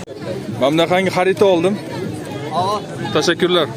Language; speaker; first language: Turkish; non-native, learner; Uzbek